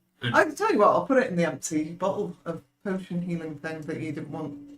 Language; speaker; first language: English; native; English